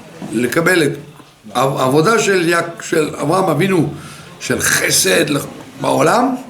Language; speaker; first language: Hebrew; non-native, fluent; French